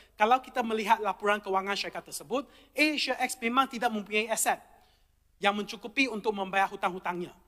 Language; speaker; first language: Malay; non-native, local second language; Chinese